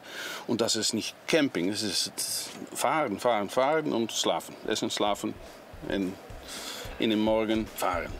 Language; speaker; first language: German; non-native, learner; Dutch